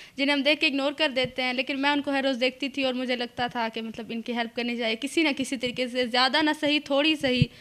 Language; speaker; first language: Urdu; non-native, local second language; Punjabi